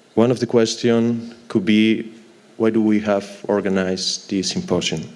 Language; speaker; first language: English; non-native, fluent; Galician